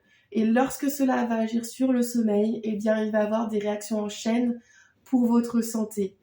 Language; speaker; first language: French; native; French